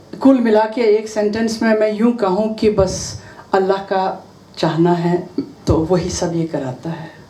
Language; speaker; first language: Urdu; non-native, local second language; Kashmiri